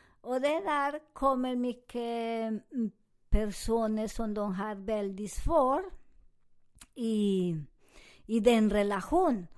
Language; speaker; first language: Swedish; non-native, learner; Spanish